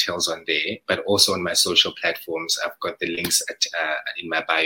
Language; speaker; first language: English; non-native, local second language; Zulu